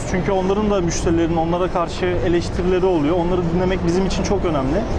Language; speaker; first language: Turkish; early bilingual, heritage; Turkish